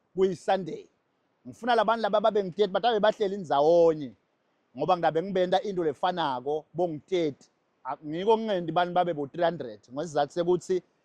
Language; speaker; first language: Zulu; non-native, local second language; Swati